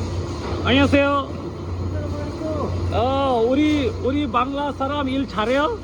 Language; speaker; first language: Korean; non-native, learner; Bangla